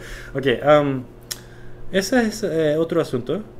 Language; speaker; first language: Spanish; non-native, fluent; Korean